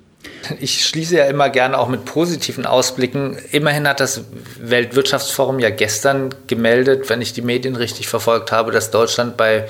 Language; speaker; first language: German; native; German